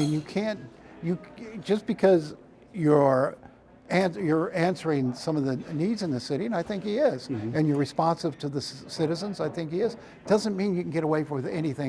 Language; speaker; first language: English; native; English